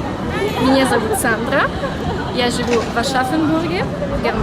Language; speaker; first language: Russian; early bilingual, heritage; German